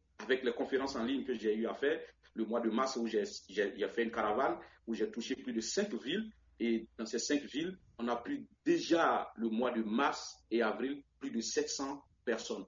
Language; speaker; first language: French; non-native, local second language; Baoulé